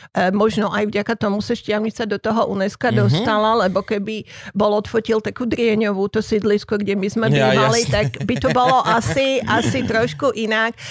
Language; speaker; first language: Slovak; native; Slovak